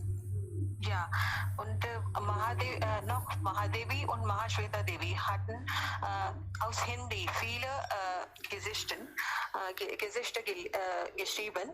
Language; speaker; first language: German; non-native, learner; Hindi